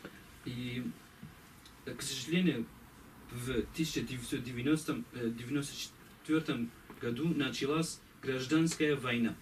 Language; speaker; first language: Russian; non-native, learner; Kurdish